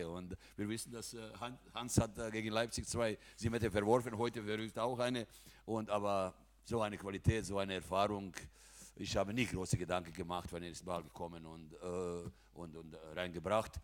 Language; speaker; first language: German; non-native, fluent; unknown